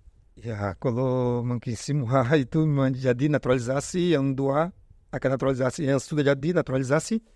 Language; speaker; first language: Indonesian; non-native, fluent; Portuguese